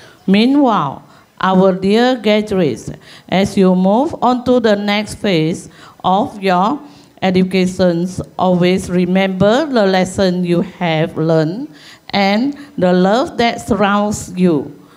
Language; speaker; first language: English; non-native, local second language; Chinese